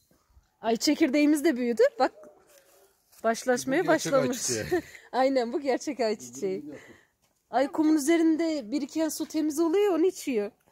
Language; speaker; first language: Turkish; native; Turkish